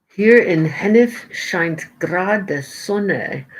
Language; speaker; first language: German; non-native, learner; English